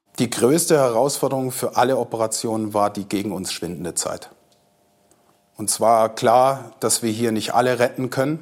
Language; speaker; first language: German; native; German